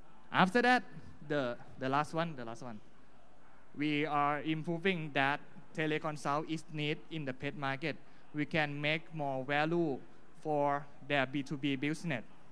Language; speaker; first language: English; non-native, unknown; Thai